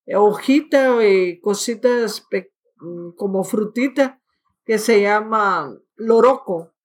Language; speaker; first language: Spanish; native; Spanish